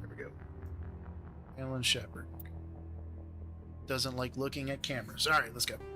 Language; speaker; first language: English; native; English